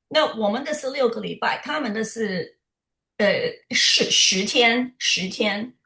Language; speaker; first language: Chinese; early bilingual, heritage; Chinese